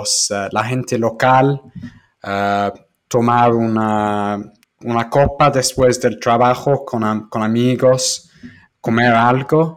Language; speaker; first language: Spanish; non-native, fluent; English